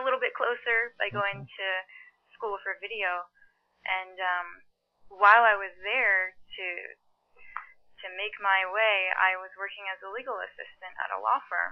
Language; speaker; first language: English; early bilingual, other home language; Chinese